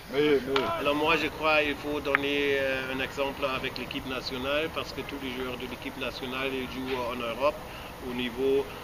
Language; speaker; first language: French; non-native, fluent; German